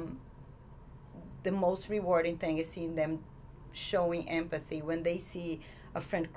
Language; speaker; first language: English; non-native, fluent; Portuguese